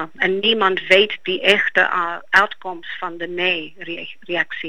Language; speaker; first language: Dutch; non-native, fluent; Greek